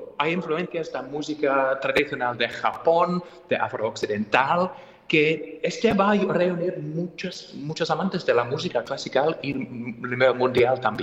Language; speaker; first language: Spanish; non-native, fluent; English